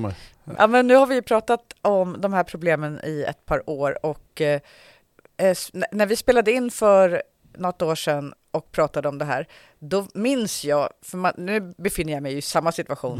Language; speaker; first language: Swedish; native; Swedish